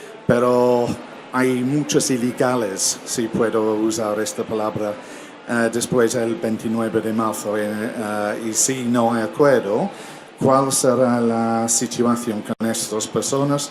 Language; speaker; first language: Spanish; non-native, fluent; English